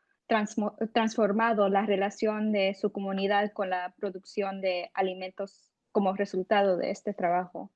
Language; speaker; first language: Spanish; early bilingual, heritage; English